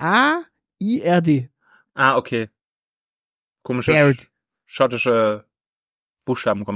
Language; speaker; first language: German; native; German